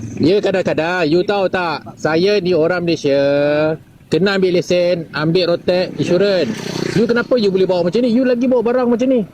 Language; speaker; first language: Malay; native; Malay